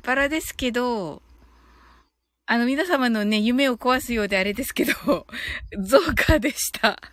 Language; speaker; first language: Japanese; native; Japanese